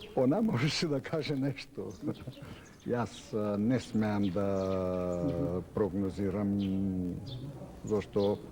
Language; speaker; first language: Bulgarian; native; Bulgarian